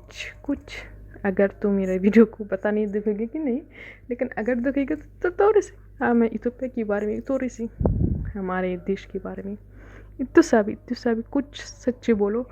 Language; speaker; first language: Hindi; non-native, fluent; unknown